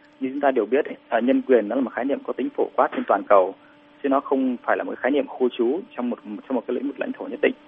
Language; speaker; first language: Vietnamese; native; Vietnamese